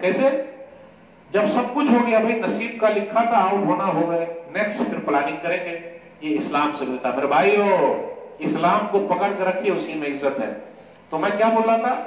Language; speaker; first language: Urdu; non-native, local second language; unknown